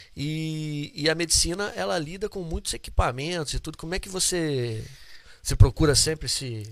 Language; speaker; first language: Portuguese; native; Portuguese